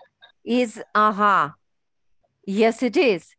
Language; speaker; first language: English; non-native, fluent; Ukrainian